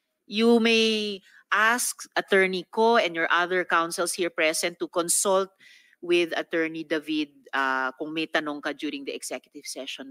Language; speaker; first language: English; non-native, local second language; Filipino